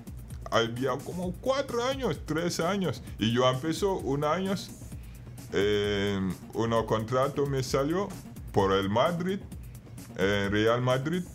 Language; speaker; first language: Spanish; non-native, fluent; Bambara